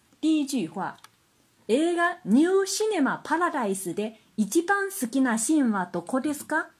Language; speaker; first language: Japanese; non-native, fluent; Chinese